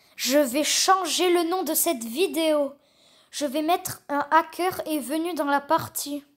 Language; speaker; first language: French; native; French